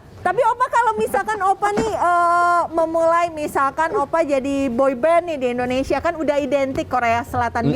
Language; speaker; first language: Indonesian; native; Indonesian